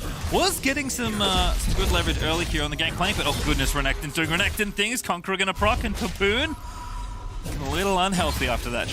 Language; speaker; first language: English; native; English